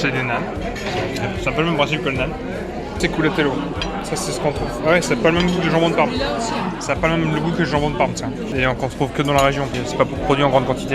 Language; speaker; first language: French; native; French